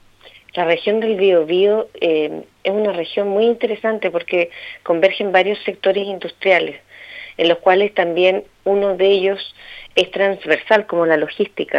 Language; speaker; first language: Spanish; native; Spanish